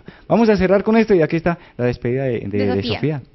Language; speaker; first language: Spanish; native; Spanish